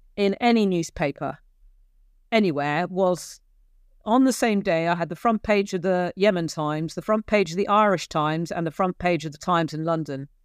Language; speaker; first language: English; native; English